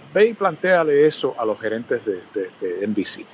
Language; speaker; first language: Spanish; early bilingual, other home language; English